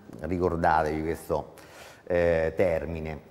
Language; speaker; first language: Italian; native; Italian